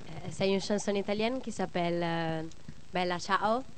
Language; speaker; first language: French; non-native, learner; Italian